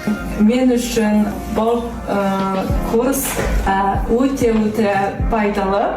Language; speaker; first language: Kazakh; non-native, learner; Polish